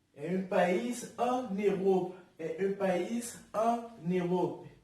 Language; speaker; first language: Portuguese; non-native, fluent; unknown